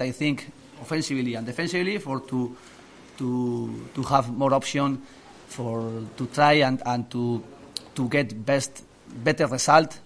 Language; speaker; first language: English; non-native, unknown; Spanish